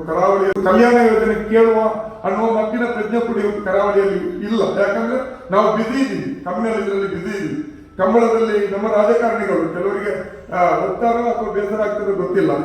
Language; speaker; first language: Kannada; non-native, local second language; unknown